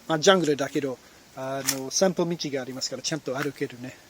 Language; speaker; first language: Japanese; non-native, fluent; English